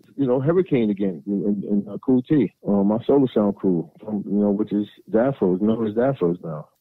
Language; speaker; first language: English; native; English